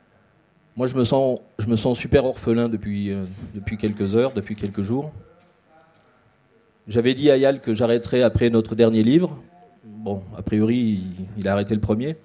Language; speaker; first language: French; native; French